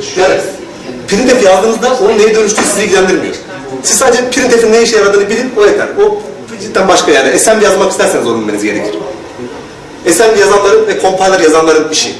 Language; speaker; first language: Turkish; native; Turkish